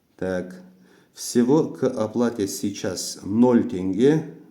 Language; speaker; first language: Russian; non-native, local second language; Kazakh